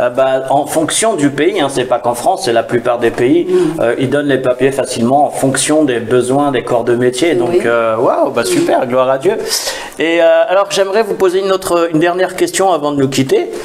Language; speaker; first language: French; native; French